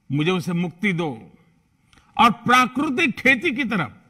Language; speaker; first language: Hindi; non-native, local second language; Gujarati